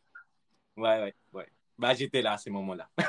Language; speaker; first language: French; early bilingual, other home language; Spanish